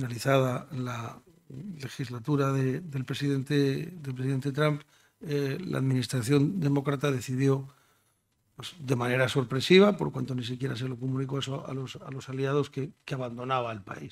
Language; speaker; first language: Spanish; native; Spanish